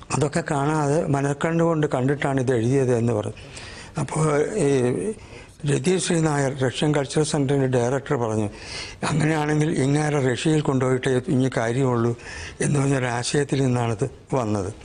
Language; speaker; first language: Malayalam; native; Malayalam